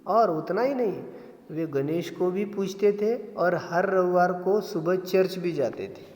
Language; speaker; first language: Hindi; non-native, local second language; Marathi